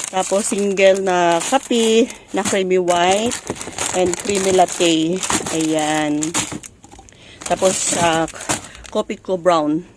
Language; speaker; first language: Filipino; non-native, local second language; Cebuano